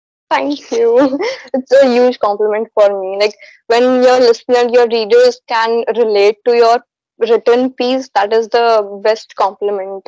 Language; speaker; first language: English; non-native, local second language; Hindi